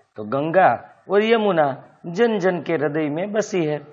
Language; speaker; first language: Hindi; non-native, local second language; Gujarati